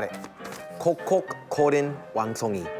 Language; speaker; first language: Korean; non-native, learner; English